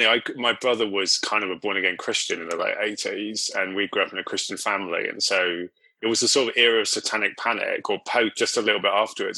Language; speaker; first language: English; native; English